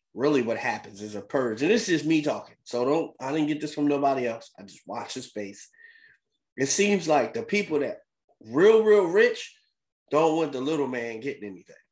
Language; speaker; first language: English; native; English